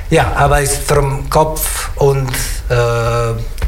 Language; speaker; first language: German; non-native, learner; Italian